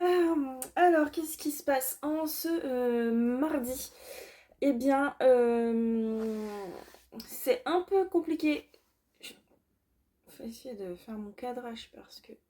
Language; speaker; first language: French; native; French